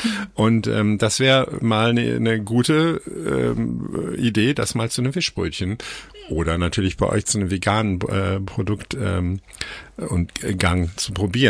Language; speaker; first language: German; native; German